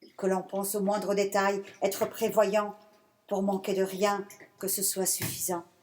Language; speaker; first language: French; early bilingual, other home language; Persian